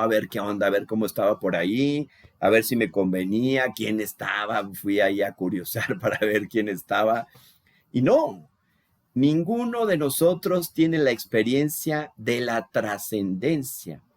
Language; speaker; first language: Spanish; native; Spanish